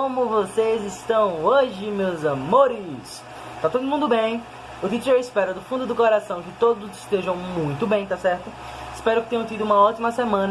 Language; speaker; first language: Portuguese; native; Portuguese